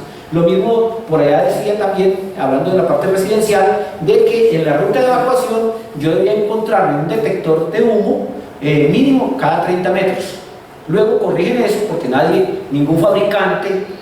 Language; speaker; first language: Spanish; native; Spanish